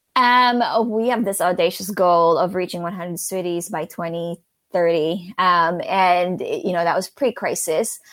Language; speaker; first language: English; non-native, local second language; Filipino